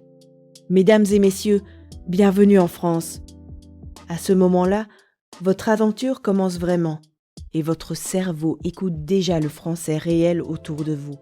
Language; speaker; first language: French; native; French